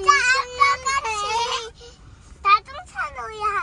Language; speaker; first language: Korean; early bilingual, other home language; Kazakh